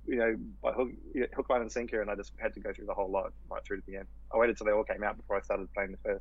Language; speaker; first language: English; native; English